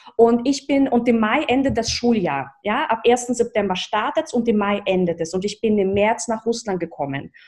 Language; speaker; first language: German; early bilingual, other home language; Russian